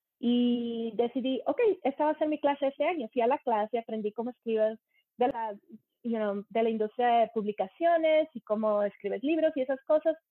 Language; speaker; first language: Spanish; native; Spanish